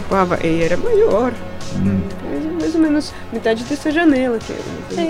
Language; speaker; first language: Portuguese; non-native, fluent; Russian